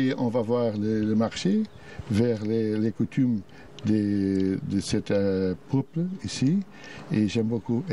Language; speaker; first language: French; non-native, learner; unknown